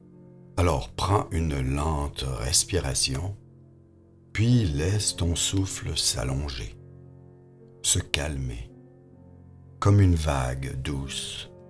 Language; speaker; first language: French; native; French